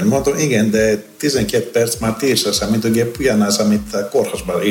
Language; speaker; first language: Hungarian; non-native, fluent; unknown